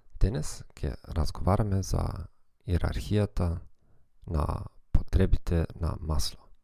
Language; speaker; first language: Macedonian; non-native, fluent; German